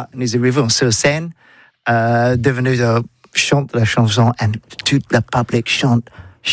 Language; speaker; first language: French; non-native, learner; English